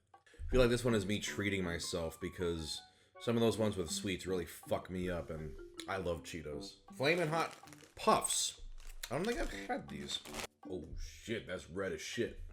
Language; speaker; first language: English; native; English